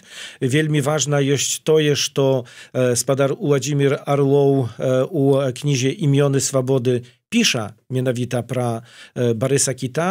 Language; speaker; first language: Polish; non-native, learner; Belarusian